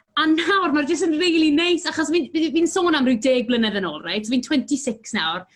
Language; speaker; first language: Welsh; native; Welsh